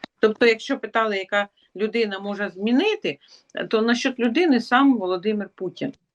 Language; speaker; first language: Ukrainian; non-native, local second language; Russian